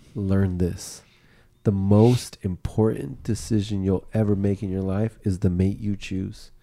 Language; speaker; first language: English; early bilingual, other home language; Spanish